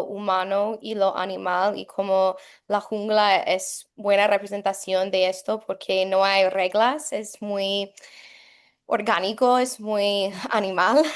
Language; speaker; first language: Spanish; non-native, fluent; English